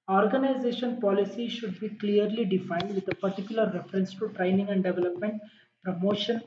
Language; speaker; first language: English; non-native, local second language; Kannada